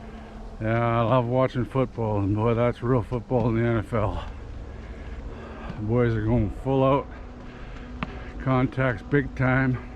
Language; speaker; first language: English; native; English